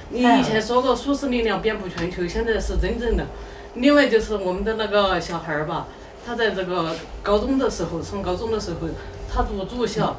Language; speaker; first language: Chinese; native; Chinese